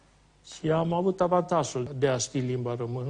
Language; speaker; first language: Romanian; non-native, fluent; Swedish